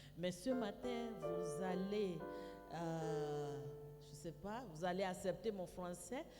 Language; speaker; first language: French; non-native, fluent; Yoruba